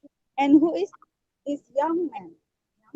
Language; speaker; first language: English; non-native, learner; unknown